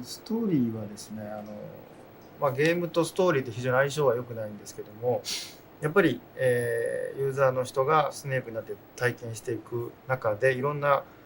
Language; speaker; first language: Japanese; native; Japanese